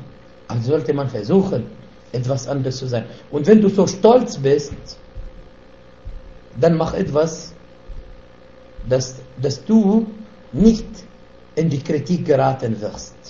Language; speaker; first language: German; non-native, fluent; Arabic